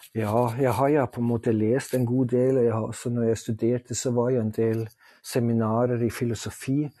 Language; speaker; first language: Norwegian; non-native, fluent; German